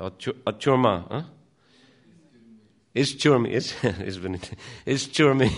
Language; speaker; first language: Russian; non-native, fluent; English